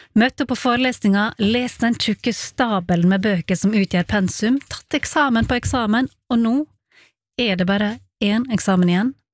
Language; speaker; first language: Norwegian; native; Norwegian